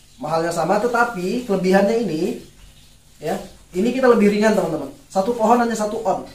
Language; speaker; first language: Indonesian; native; Indonesian